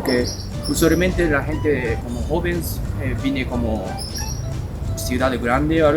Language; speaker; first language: Spanish; non-native, learner; Japanese